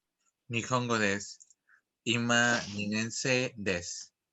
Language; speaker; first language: Japanese; non-native, learner; Spanish